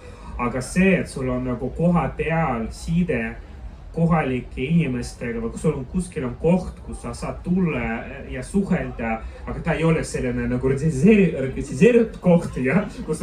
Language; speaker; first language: Estonian; non-native, local second language; Russian